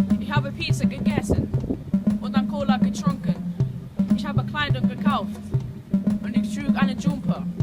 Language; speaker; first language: German; non-native, learner; English